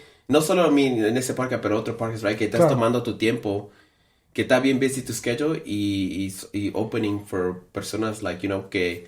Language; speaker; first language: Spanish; early bilingual, heritage; Spanish